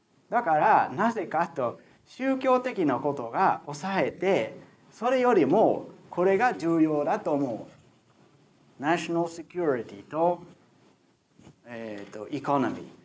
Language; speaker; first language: Japanese; non-native, fluent; English